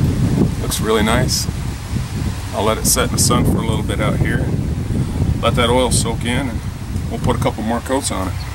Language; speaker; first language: English; native; English